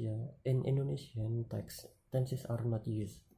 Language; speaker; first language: English; non-native, learner; Indonesian